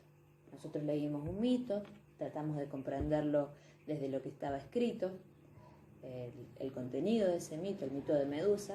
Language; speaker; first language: Spanish; native; Spanish